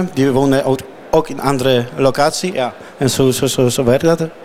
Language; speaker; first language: Dutch; non-native, learner; Polish